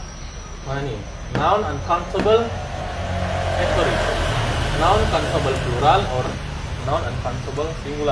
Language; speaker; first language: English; non-native, learner; Indonesian